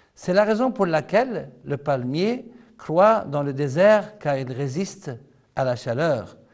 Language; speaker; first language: French; non-native, fluent; Arabic